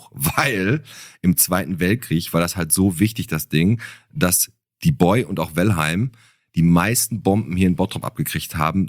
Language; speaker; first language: German; native; German